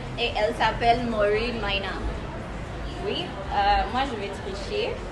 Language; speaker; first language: French; non-native, learner; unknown